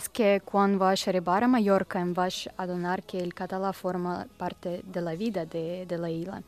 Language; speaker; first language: Catalan; non-native, learner; Russian